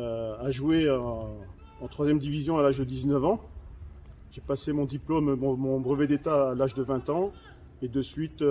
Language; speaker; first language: French; native; French